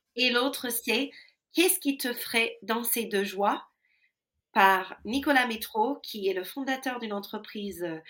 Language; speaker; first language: French; non-native, fluent; English